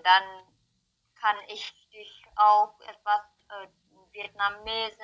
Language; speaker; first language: German; non-native, learner; Vietnamese